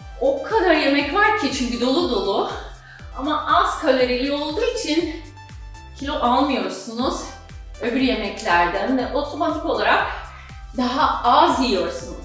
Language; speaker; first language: Turkish; non-native, fluent; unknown